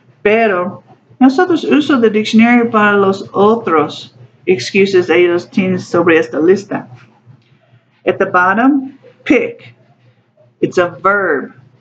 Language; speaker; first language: Spanish; non-native, learner; English